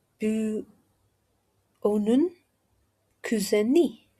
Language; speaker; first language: Turkish; non-native, learner; English